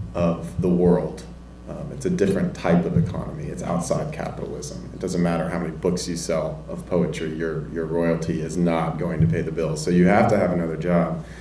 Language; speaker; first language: English; native; English